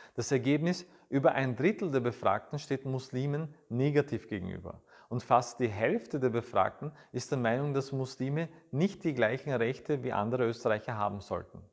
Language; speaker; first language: German; early bilingual, other home language; Turkish